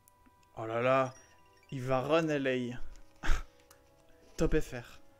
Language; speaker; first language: French; native; French